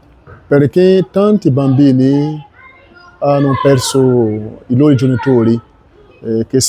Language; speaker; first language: Italian; non-native, learner; French